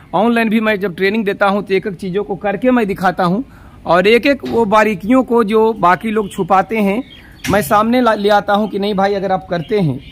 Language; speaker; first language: Hindi; native; Hindi